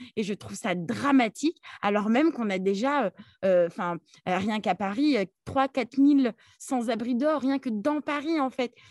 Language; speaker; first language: French; early bilingual, other home language; Arabic